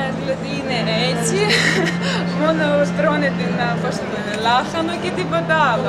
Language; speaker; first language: Greek; non-native, fluent; Ukrainian